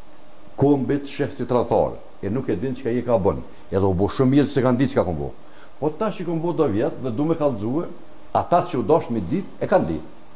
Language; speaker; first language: Albanian; native; Albanian